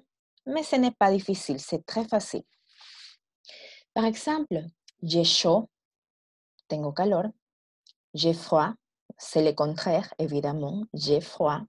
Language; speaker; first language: French; non-native, fluent; Spanish